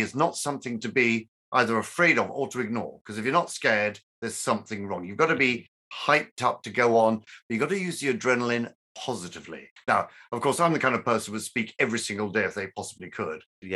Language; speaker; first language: English; native; English